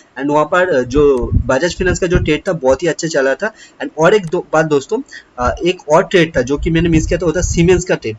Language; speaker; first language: Hindi; non-native, local second language; Bangla